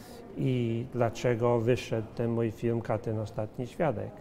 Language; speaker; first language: Polish; early bilingual, heritage; Polish